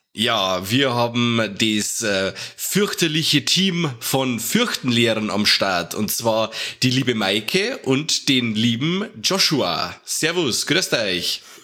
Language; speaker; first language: German; native; German